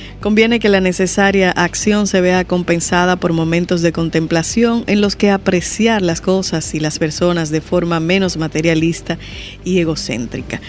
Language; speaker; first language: Spanish; native; Spanish